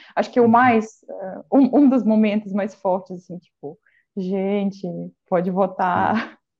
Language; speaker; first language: Portuguese; non-native, fluent; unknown